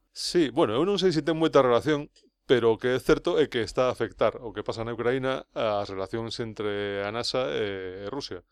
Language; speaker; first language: Galician; non-native, local second language; Spanish